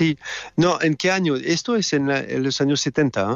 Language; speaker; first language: Spanish; non-native, fluent; French